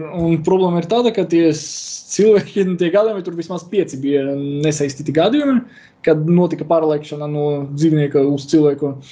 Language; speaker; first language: Latvian; non-native, local second language; Russian